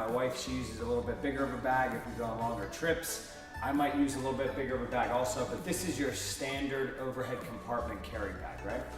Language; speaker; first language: English; native; English